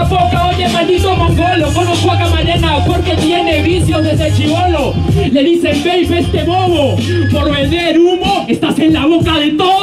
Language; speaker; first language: Spanish; native; Spanish